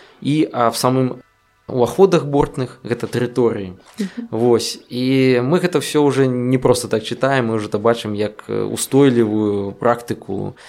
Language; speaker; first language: Belarusian; non-native, local second language; Russian